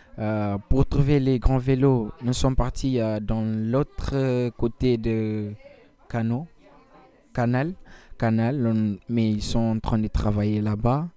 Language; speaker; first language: French; non-native, learner; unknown